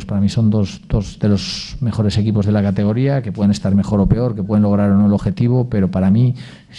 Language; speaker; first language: Spanish; native; Spanish